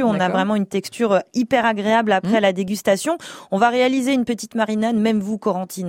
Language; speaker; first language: French; native; French